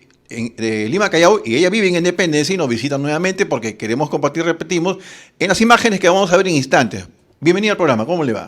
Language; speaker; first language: Spanish; native; Spanish